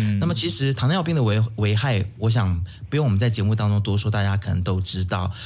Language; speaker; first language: Chinese; native; Chinese